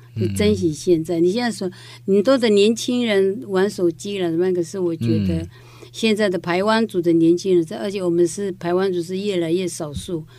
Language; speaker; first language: Chinese; non-native, local second language; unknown